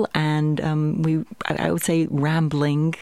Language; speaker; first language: English; native; English